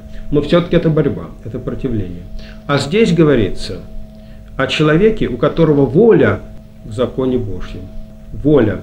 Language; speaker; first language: Russian; native; Russian